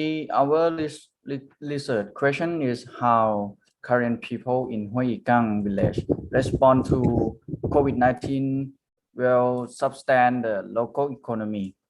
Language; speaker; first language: English; non-native, learner; Thai